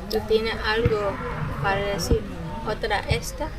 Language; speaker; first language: Spanish; non-native, learner; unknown